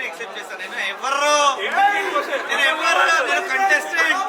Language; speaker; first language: Telugu; non-native, learner; Hindi